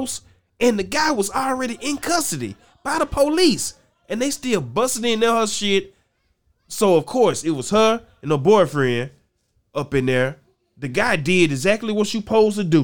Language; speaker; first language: English; native; English